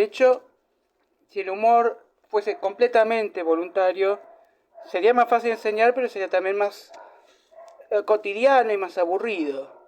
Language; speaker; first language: Spanish; native; Spanish